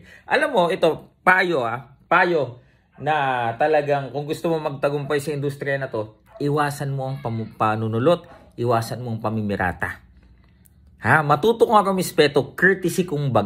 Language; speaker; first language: Filipino; native; Filipino